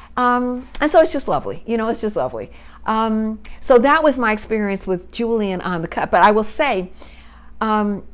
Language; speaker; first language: English; native; English